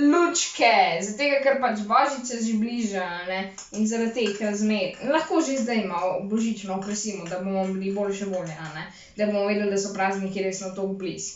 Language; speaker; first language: Slovenian; native; Slovenian